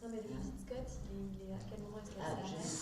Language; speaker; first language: French; native; French